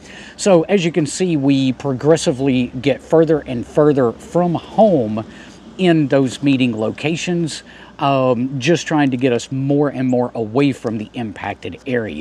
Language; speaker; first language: English; native; English